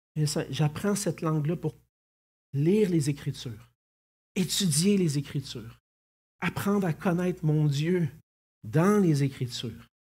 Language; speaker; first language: French; native; French